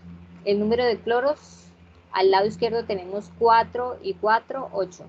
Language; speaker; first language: Spanish; native; Spanish